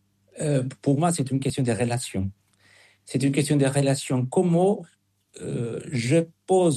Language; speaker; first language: French; non-native, fluent; Spanish